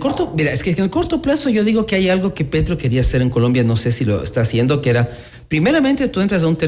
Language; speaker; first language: Spanish; native; Spanish